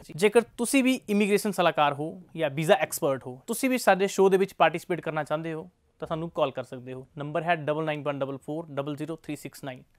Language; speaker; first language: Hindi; non-native, local second language; Punjabi